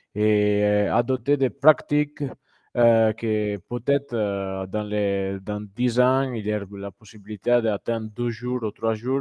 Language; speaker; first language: French; non-native, fluent; Italian